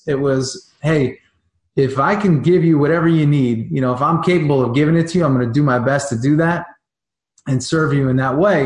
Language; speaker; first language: English; native; English